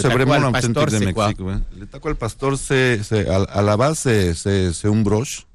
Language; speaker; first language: French; non-native, learner; Spanish